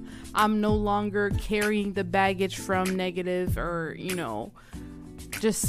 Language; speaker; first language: English; native; English